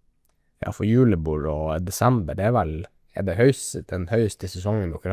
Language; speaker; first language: Norwegian; native; Norwegian